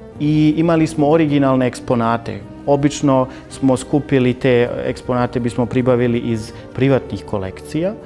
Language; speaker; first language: Bosnian; early bilingual, heritage; Bosnian